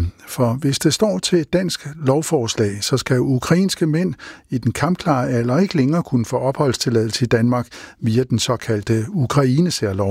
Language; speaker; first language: Danish; native; Danish